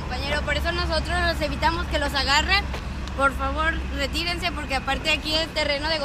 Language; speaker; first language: Spanish; native; Spanish